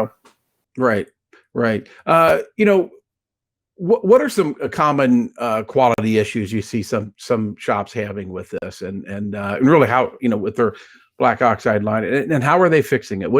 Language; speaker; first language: English; native; English